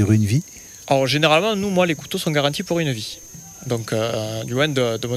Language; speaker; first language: French; native; French